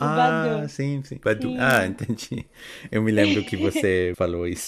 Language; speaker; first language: Portuguese; non-native, fluent; English